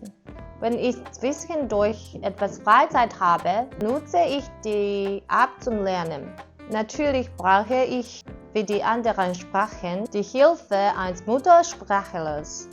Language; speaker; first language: German; non-native, learner; Japanese